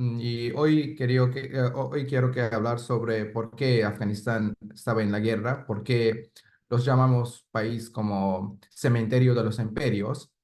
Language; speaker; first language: Spanish; non-native, fluent; Persian